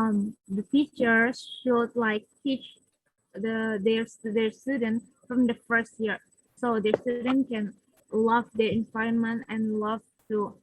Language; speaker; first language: English; non-native, learner; Indonesian